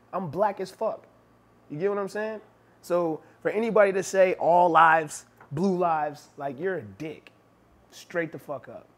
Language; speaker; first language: English; native; English